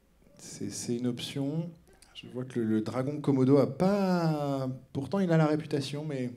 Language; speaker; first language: French; native; French